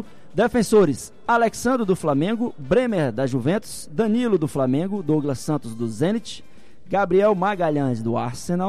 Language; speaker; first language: Portuguese; native; Portuguese